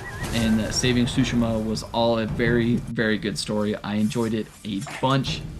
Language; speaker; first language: English; native; English